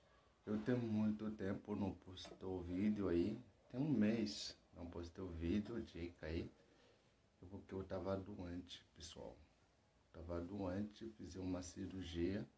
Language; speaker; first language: Portuguese; non-native, learner; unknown